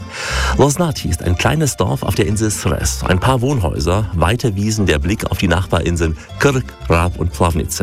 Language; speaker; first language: German; native; German